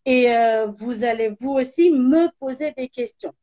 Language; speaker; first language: French; non-native, fluent; Armenian